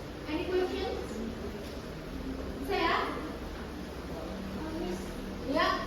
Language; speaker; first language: English; non-native, learner; Indonesian